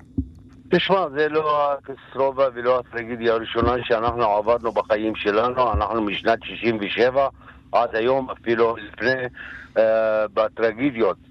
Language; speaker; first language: Hebrew; non-native, local second language; Arabic